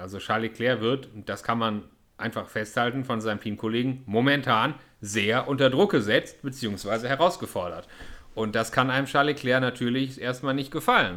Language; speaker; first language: German; native; German